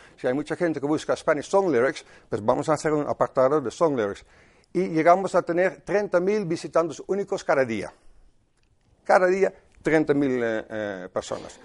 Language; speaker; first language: Spanish; non-native, fluent; Dutch